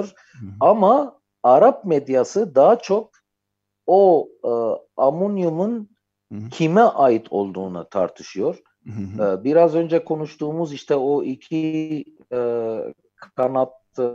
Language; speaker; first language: Turkish; non-native, fluent; Armenian